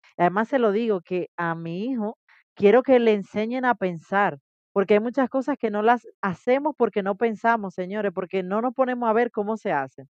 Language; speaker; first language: Spanish; native; Spanish